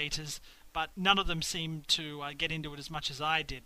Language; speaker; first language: English; native; English